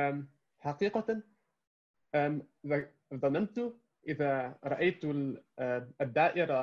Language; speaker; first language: Arabic; non-native, learner; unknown